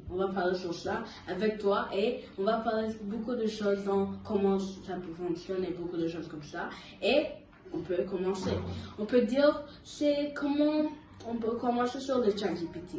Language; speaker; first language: French; early bilingual, heritage; French